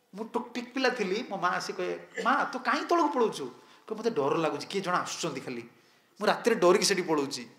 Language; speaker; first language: Odia; native; Odia